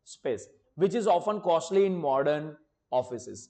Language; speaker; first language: English; non-native, local second language; Gujarati